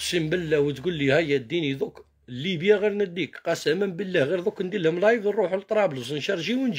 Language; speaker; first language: Arabic; native; Arabic